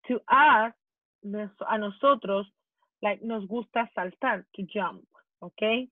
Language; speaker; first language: Spanish; non-native, fluent; English